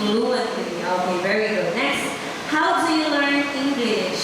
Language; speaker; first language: English; non-native, fluent; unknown